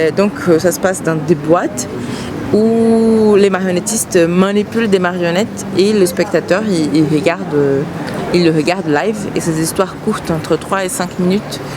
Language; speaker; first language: French; non-native, fluent; Portuguese